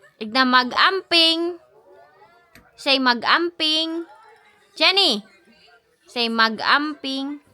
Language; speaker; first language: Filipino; non-native, local second language; Cebuano